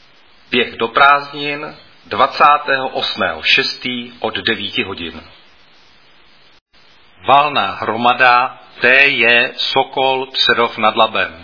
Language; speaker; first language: Czech; native; Czech